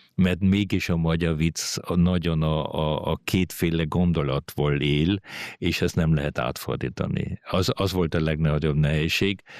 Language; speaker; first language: Hungarian; early bilingual, heritage; Hungarian